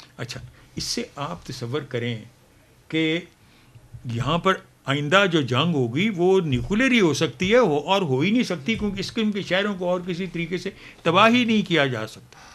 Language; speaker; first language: Urdu; non-native, local second language; Punjabi